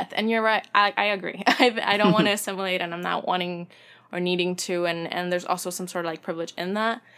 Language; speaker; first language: English; early bilingual, other home language; Spanish